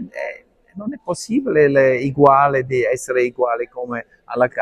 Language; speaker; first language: Italian; non-native, learner; Arabic